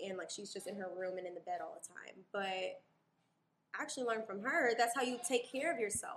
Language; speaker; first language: English; native; English